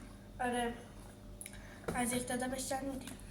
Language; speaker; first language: Persian; native; Persian